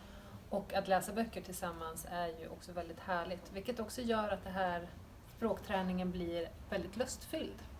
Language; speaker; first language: Swedish; native; Swedish